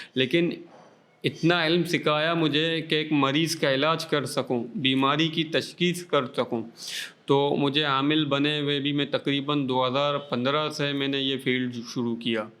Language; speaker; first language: Urdu; non-native, local second language; Baluchi